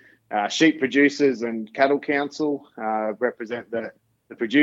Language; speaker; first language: English; native; English